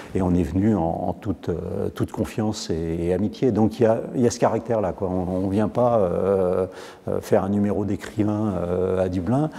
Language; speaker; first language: French; native; French